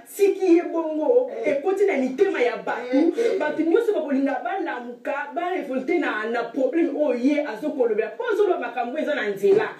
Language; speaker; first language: Lingala; non-native, local second language; Kongo